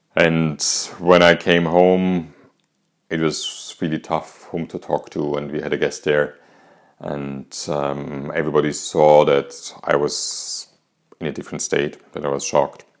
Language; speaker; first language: English; non-native, fluent; German